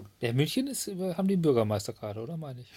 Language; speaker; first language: German; native; German